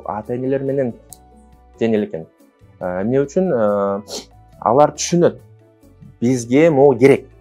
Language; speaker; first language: Kyrgyz; non-native, local second language; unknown